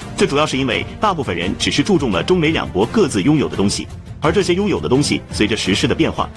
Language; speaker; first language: Chinese; native; Chinese